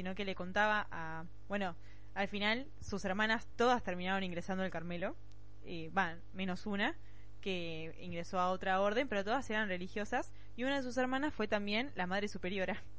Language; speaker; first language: Spanish; native; Spanish